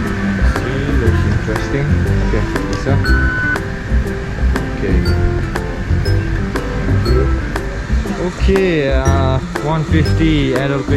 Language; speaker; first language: English; non-native, fluent; Nepali